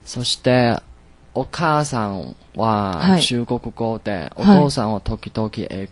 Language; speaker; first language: Japanese; non-native, learner; Chinese